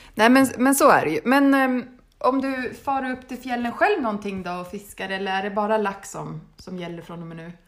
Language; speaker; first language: Swedish; native; Swedish